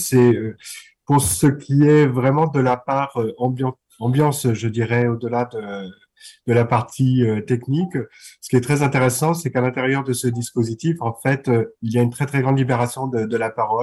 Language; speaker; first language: French; native; French